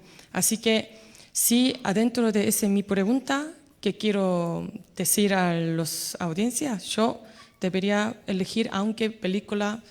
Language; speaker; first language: Spanish; non-native, learner; Korean